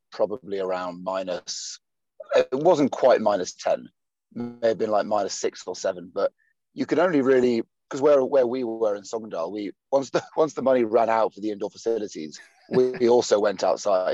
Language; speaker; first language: English; native; English